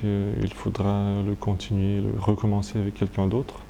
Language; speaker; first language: French; non-native, fluent; Russian